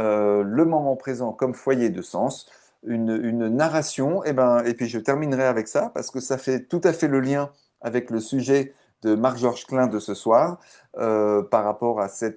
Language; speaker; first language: French; native; French